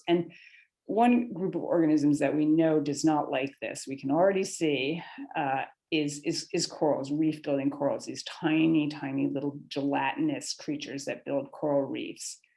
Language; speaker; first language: English; native; English